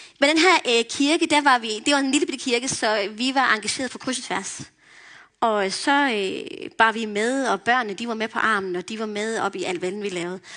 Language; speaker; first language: Danish; native; Danish